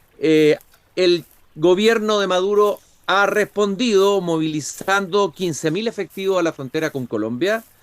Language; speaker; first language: Spanish; native; Spanish